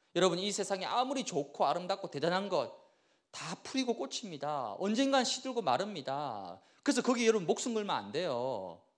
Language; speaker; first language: Korean; native; Korean